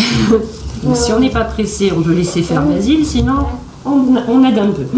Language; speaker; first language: French; native; French